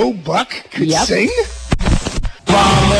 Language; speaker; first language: English; native; English